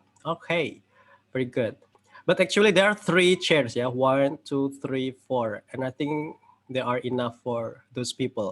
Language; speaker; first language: English; non-native, fluent; Indonesian